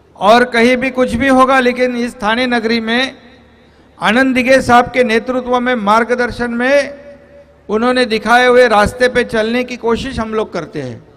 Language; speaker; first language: Hindi; non-native, local second language; Marathi